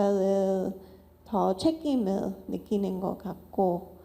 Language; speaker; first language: Korean; non-native, fluent; English